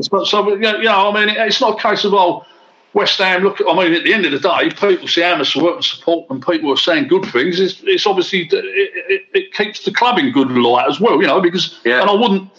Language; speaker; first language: English; native; English